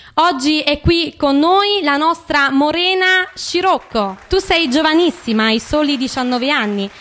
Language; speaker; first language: Italian; native; Italian